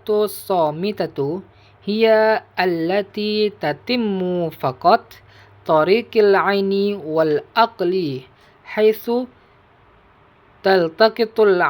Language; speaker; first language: Arabic; non-native, learner; Indonesian